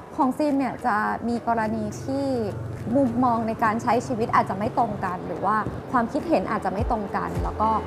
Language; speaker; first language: Thai; native; Thai